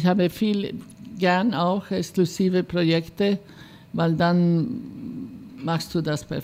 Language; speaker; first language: German; non-native, fluent; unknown